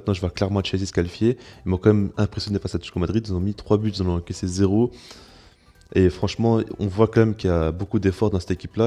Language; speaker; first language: French; native; French